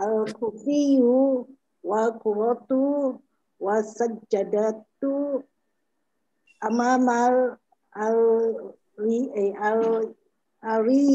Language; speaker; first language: Arabic; non-native, learner; Malay